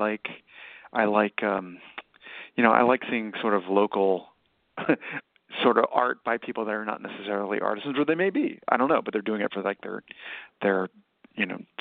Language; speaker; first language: English; native; English